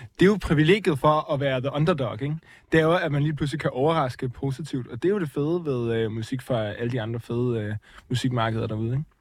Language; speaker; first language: Danish; native; Danish